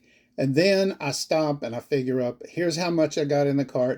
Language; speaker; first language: English; native; English